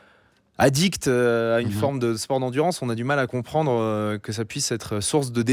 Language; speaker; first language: French; native; French